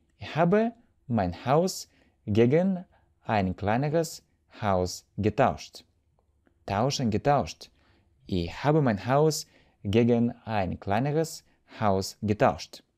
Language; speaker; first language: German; non-native, fluent; Russian